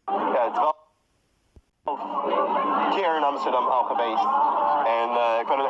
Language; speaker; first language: Dutch; non-native, learner; Portuguese